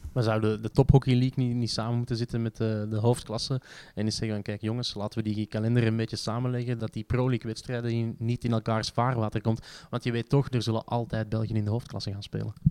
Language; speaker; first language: Dutch; native; Dutch